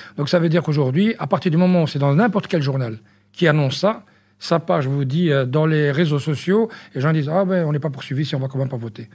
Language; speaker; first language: French; early bilingual, other home language; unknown